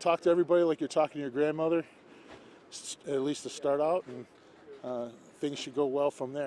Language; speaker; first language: English; native; English